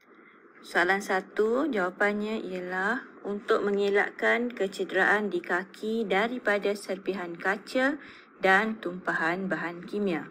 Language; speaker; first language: Malay; native; Malay